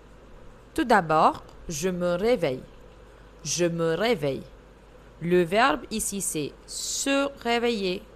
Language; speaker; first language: French; non-native, fluent; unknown